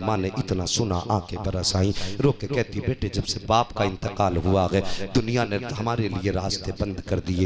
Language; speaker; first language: Urdu; native; Urdu